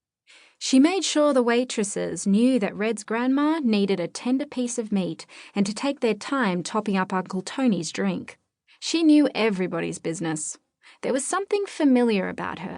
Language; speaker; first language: English; native; English